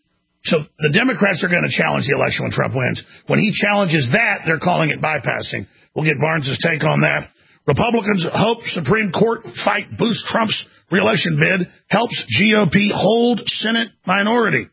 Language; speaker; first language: English; native; English